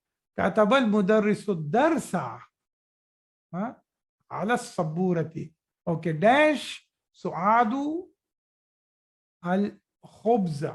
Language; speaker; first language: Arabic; non-native, fluent; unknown